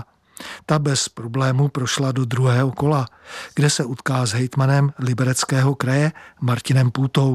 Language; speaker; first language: Czech; native; Czech